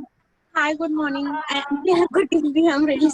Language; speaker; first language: English; non-native, learner; Hindi